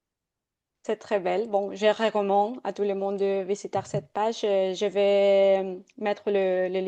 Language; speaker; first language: French; non-native, fluent; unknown